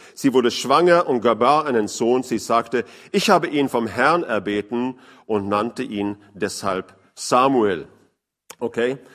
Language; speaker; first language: German; non-native, fluent; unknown